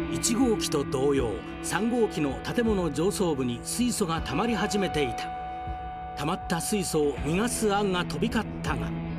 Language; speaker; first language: Japanese; native; Japanese